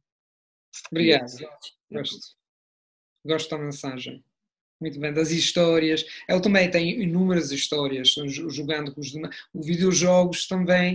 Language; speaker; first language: Portuguese; non-native, fluent; Italian